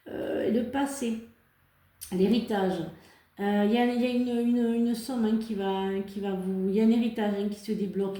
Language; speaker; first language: French; native; French